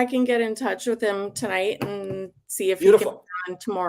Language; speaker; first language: English; native; English